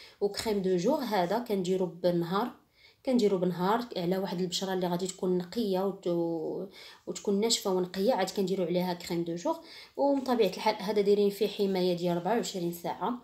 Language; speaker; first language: Arabic; native; Arabic